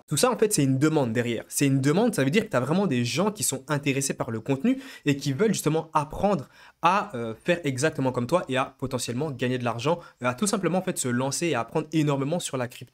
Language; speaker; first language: French; native; French